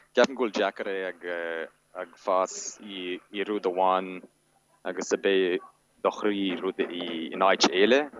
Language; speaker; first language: Irish; non-native, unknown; Arabic